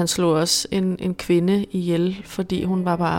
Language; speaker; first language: Danish; native; Danish